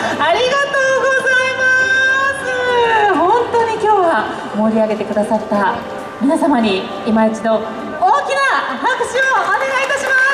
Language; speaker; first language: Japanese; native; Japanese